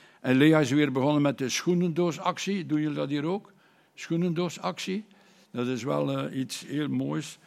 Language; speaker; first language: Dutch; native; Dutch